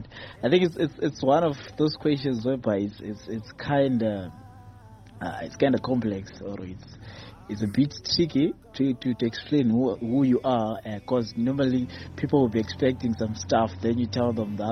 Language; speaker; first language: English; non-native, local second language; Shona